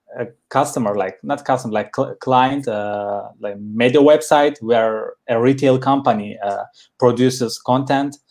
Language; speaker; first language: English; non-native, learner; Turkish